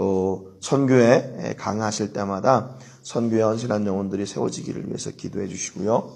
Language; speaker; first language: Korean; native; Korean